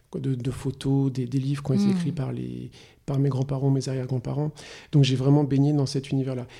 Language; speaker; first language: French; native; French